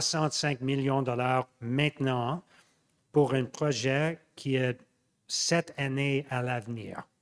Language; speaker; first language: French; non-native, local second language; English